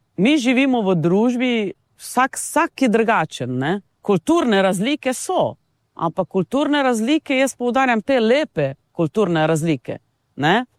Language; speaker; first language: Slovenian; non-native, local second language; Romany